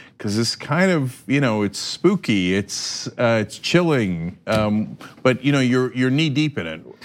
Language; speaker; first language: English; early bilingual, other home language; Turkish